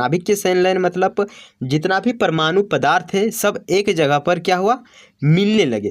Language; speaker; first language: Hindi; native; Hindi